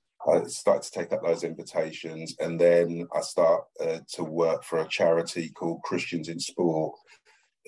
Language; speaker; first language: English; native; English